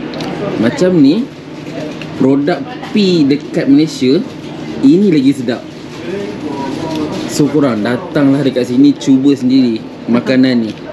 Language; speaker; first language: Malay; native; Malay